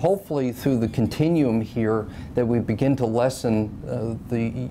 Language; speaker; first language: English; native; English